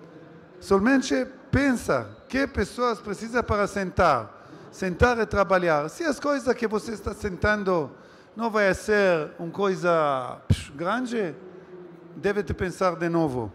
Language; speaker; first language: Portuguese; non-native, learner; Hebrew